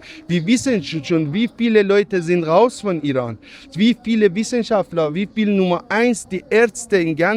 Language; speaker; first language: German; non-native, learner; Persian